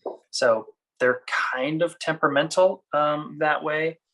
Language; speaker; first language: English; native; English